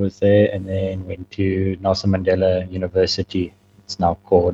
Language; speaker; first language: English; native; English